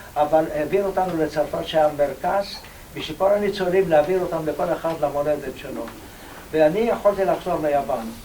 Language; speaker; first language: Hebrew; non-native, fluent; Ladino